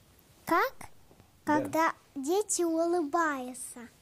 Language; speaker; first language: Russian; native; Russian